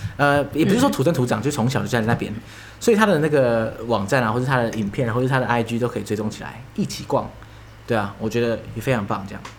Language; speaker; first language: Chinese; native; Chinese